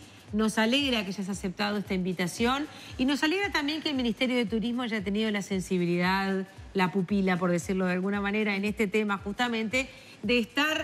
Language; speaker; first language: Spanish; native; Spanish